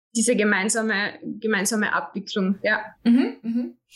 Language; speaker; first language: German; native; German